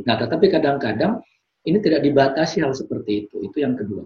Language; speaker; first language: Indonesian; native; Indonesian